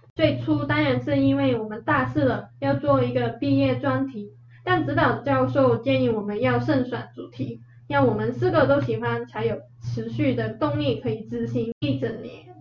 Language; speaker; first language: Chinese; non-native, fluent; Cantonese